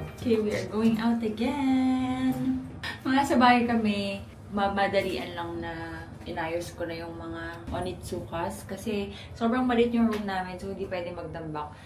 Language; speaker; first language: Filipino; native; Filipino